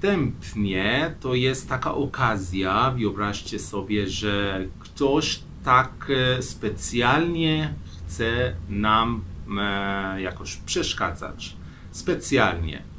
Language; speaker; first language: Polish; non-native, fluent; Persian